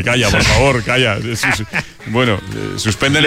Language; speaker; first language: Spanish; native; Spanish